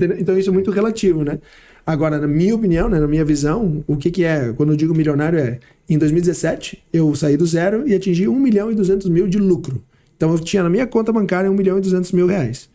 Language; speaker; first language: Portuguese; early bilingual, heritage; Portuguese